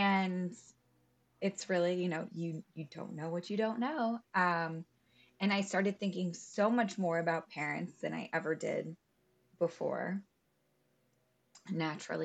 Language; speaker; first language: English; native; English